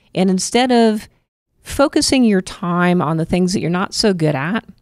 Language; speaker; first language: English; native; English